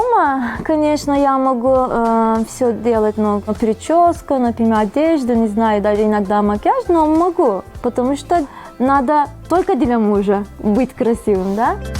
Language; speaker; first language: Russian; non-native, fluent; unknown